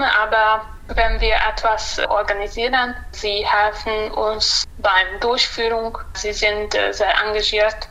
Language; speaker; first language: German; non-native, local second language; Hungarian